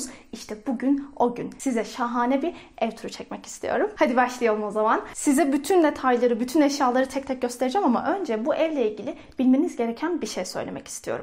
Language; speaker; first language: Turkish; native; Turkish